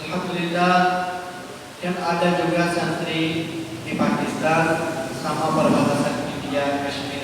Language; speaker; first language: Indonesian; non-native, learner; Urdu